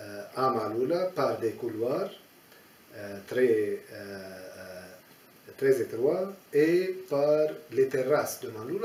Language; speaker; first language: French; non-native, fluent; Aramaic